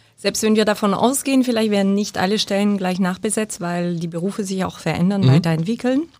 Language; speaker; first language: German; non-native, fluent; French